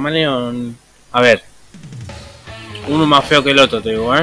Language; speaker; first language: Spanish; native; Spanish